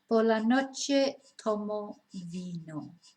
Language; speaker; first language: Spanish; non-native, fluent; English